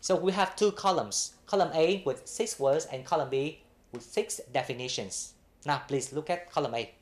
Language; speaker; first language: English; non-native, fluent; Vietnamese